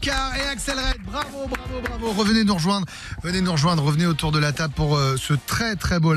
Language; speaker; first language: French; native; French